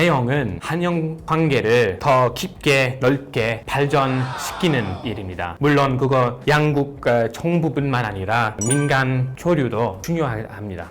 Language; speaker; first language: Korean; non-native, fluent; English